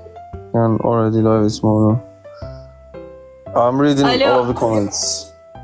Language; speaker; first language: English; non-native, fluent; Turkish